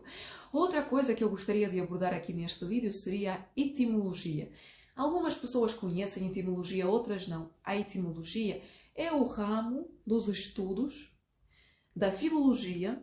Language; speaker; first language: Portuguese; non-native, fluent; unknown